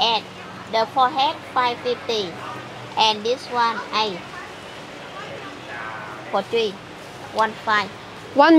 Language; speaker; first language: English; non-native, learner; Vietnamese